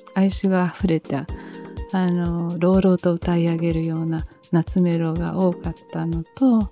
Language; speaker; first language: Japanese; early bilingual, heritage; Japanese